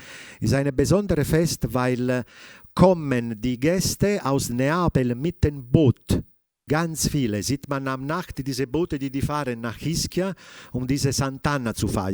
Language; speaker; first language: German; non-native, fluent; Italian